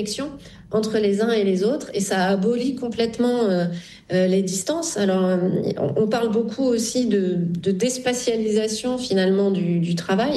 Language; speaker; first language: French; native; French